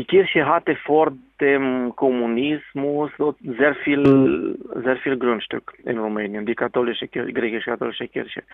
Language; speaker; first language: German; non-native, fluent; Romanian